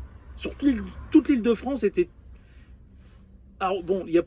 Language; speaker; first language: French; native; French